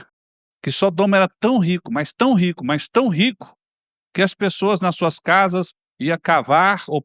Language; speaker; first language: Portuguese; native; Portuguese